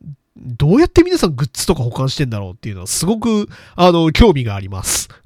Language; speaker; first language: Japanese; native; Japanese